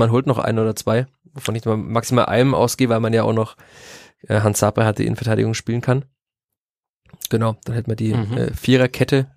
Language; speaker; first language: German; native; German